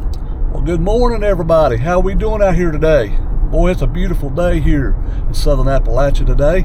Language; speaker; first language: English; native; English